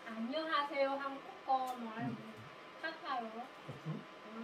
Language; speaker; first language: Korean; non-native, learner; Vietnamese